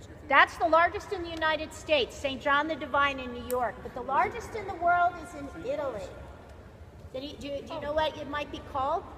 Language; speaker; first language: English; native; English